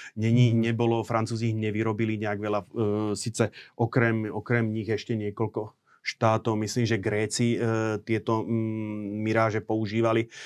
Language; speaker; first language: Slovak; native; Slovak